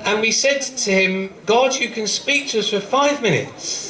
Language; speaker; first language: English; native; English